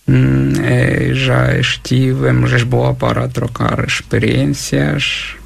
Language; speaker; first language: Portuguese; non-native, learner; Ukrainian